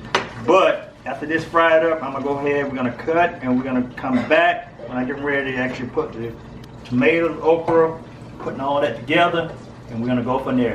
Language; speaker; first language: English; native; English